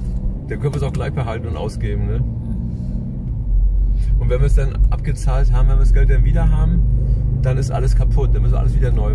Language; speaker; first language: German; native; German